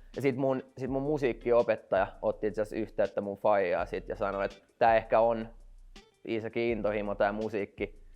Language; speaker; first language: Finnish; non-native, local second language; Swedish